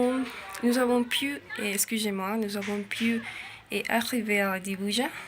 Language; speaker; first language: French; non-native, learner; Spanish